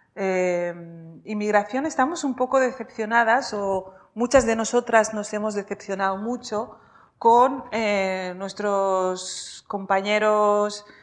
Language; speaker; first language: Spanish; native; Spanish